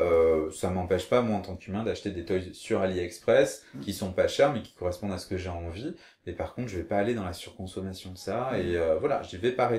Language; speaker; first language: French; native; French